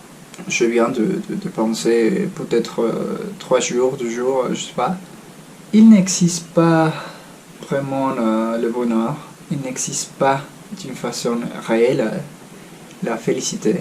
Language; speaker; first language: French; non-native, fluent; Spanish